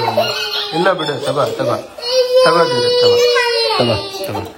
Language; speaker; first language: Kannada; native; Kannada